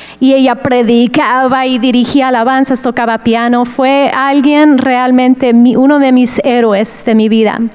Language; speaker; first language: Spanish; non-native, fluent; English